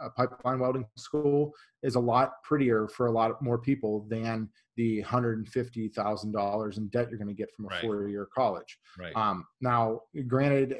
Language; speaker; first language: English; native; English